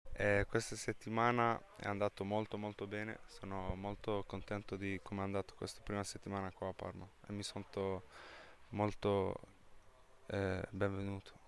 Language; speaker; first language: Italian; non-native, learner; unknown